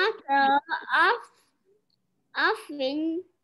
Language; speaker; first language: English; non-native, learner; Vietnamese